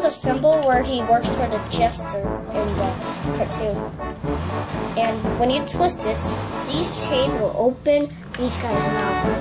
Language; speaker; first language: English; native; English